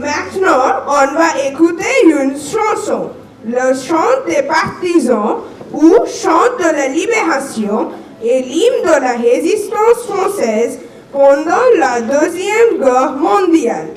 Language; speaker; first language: French; non-native, learner; Bangla